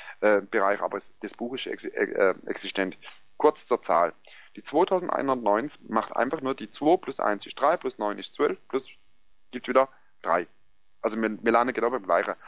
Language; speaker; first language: German; early bilingual, other home language; Greek